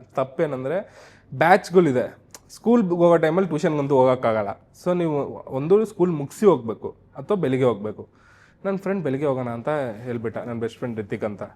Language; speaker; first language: Kannada; non-native, local second language; Marwari